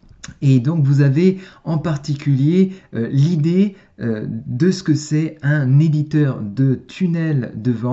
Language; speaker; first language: French; native; French